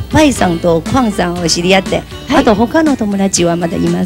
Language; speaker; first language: Japanese; non-native, learner; Chinese